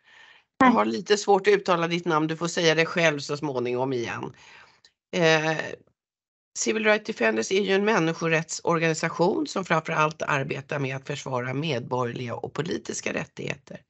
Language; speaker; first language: Swedish; native; Swedish